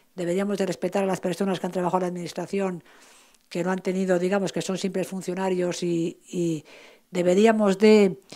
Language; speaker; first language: Spanish; native; Spanish